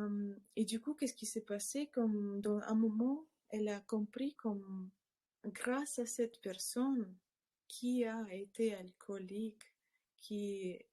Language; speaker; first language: French; non-native, learner; Russian